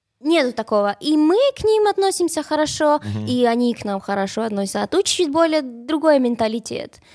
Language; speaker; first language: Russian; non-native, fluent; Spanish